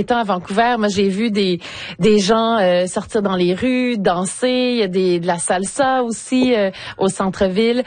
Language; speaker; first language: French; native; French